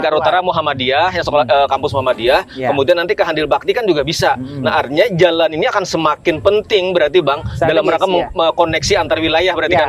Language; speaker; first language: Indonesian; native; Indonesian